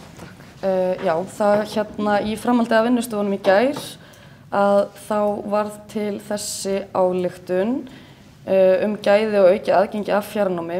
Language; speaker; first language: Icelandic; native; Icelandic